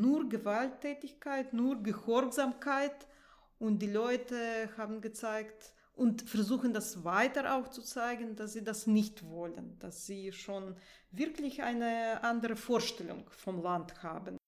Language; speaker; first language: German; non-native, fluent; Russian